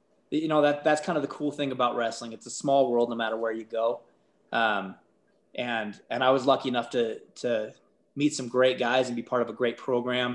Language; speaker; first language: English; native; English